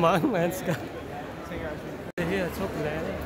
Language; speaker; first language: Danish; non-native, learner; Thai